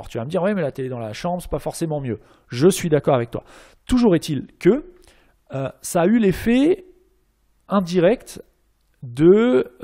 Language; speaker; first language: French; native; French